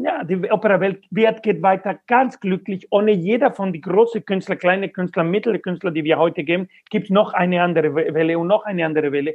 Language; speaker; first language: German; non-native, fluent; Spanish